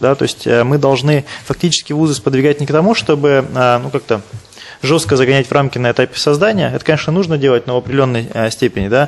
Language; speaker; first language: Russian; native; Russian